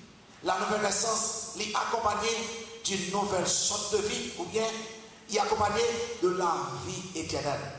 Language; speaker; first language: French; non-native, local second language; Haitian Creole